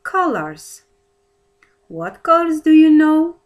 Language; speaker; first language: English; non-native, fluent; Kazakh